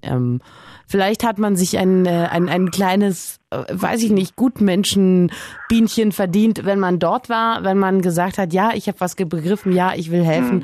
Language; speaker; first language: German; native; German